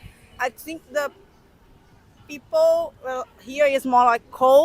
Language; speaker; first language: English; non-native, learner; Portuguese